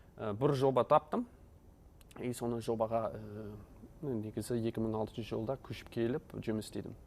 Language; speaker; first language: Kazakh; non-native, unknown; Dutch